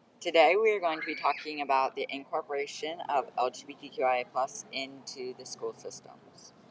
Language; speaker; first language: English; native; English